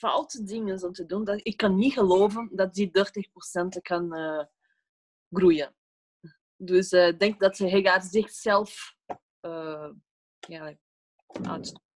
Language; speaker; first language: Dutch; non-native, fluent; Portuguese